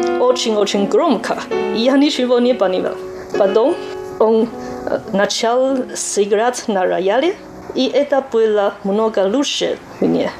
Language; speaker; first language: Russian; non-native, learner; Chinese